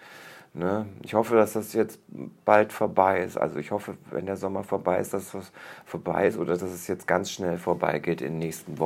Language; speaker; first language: German; native; German